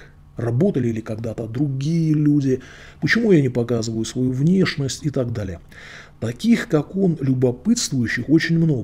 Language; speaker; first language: Russian; native; Russian